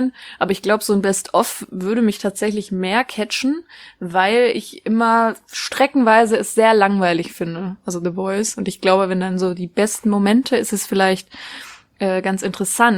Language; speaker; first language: German; native; German